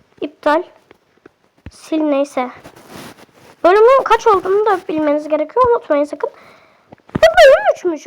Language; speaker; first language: Turkish; native; Turkish